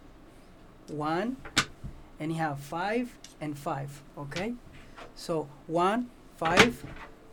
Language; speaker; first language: English; non-native, fluent; Spanish